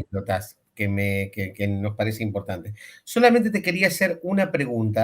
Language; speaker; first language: Spanish; native; Spanish